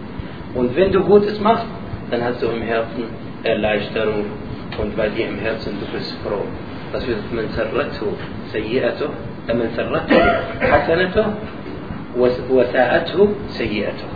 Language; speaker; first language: German; non-native, learner; Arabic